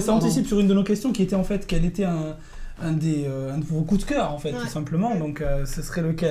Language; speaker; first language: French; native; French